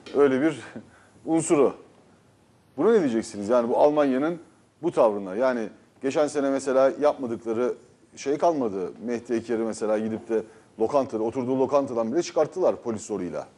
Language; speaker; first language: Turkish; native; Turkish